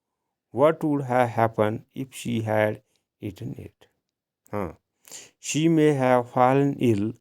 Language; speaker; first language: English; non-native, local second language; Urdu